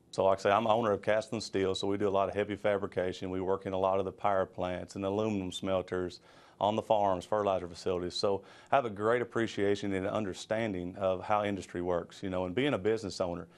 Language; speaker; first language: English; native; English